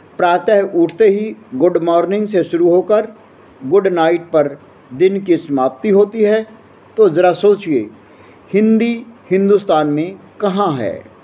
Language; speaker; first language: Hindi; native; Hindi